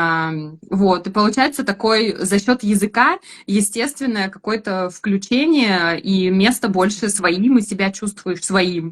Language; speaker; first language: Russian; native; Russian